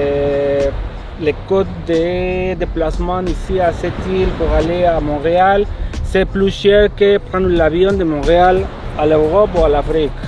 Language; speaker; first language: French; non-native, fluent; Spanish